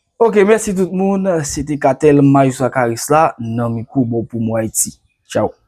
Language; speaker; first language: Haitian Creole; native; Haitian Creole